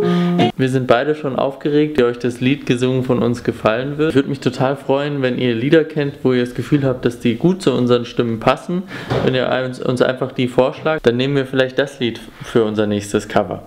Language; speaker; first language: German; native; German